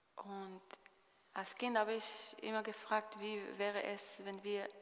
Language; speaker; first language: German; non-native, fluent; Hebrew